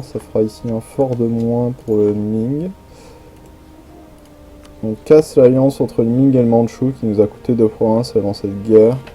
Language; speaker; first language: French; native; French